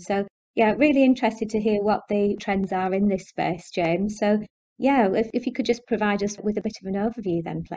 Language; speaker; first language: English; native; English